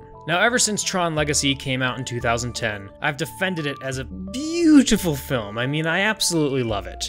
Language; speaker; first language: English; native; English